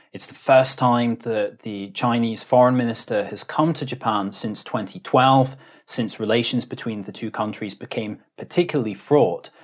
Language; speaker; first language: English; native; English